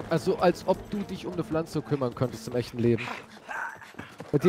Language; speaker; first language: German; native; German